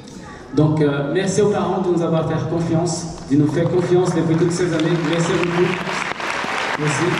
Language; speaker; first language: French; non-native, fluent; Portuguese